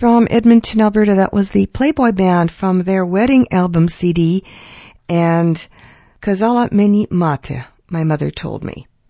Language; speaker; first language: English; early bilingual, other home language; Ukrainian